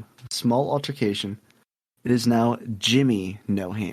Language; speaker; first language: English; native; English